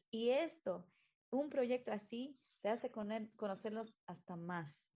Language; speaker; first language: Spanish; early bilingual, heritage; Spanish